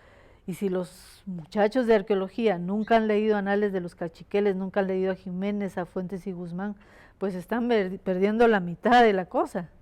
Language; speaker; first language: Spanish; native; Spanish